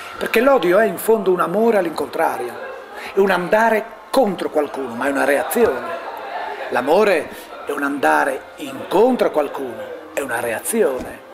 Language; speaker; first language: Italian; non-native, local second language; Friulian